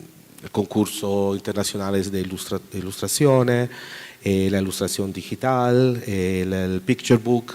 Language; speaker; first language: Spanish; non-native, learner; Italian